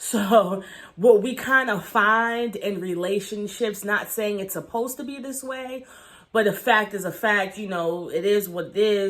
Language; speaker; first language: English; native; English